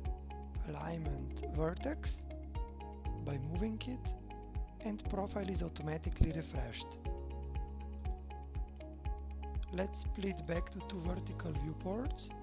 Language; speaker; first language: English; non-native, fluent; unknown